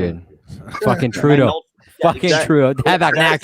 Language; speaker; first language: French; non-native, learner; Spanish